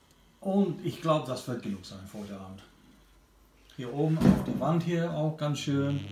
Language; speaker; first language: German; non-native, learner; English